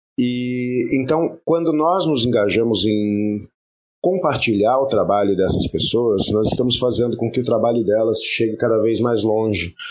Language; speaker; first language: Portuguese; early bilingual, other home language; French